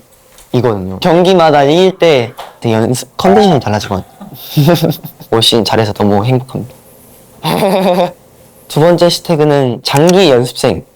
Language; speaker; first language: Korean; non-native, fluent; Japanese